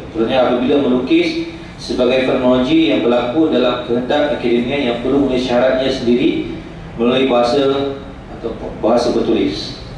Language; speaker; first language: Malay; non-native, local second language; Central Dusun